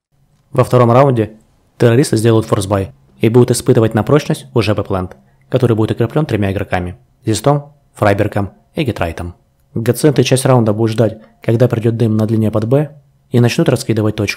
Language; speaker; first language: Russian; native; Russian